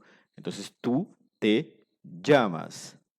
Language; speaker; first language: Spanish; non-native, fluent; Portuguese